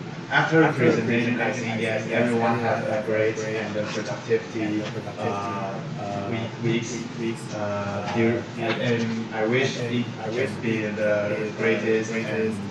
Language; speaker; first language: English; non-native, learner; Chinese